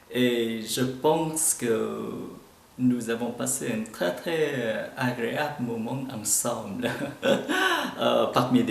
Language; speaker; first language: French; non-native, fluent; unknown